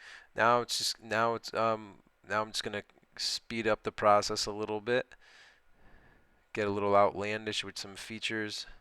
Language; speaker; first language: English; native; English